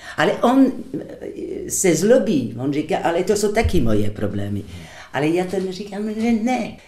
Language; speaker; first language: Czech; non-native, fluent; French